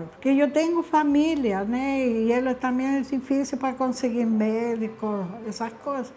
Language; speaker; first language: Portuguese; non-native, fluent; Spanish